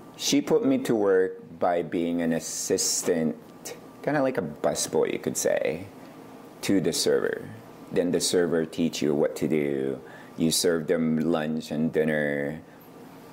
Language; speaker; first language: English; non-native, local second language; Iloko